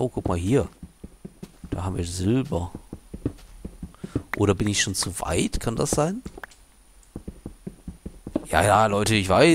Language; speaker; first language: German; native; German